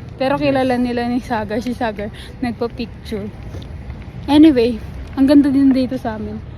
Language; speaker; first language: Filipino; native; Filipino